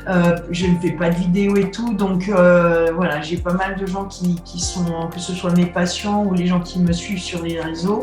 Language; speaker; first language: French; native; French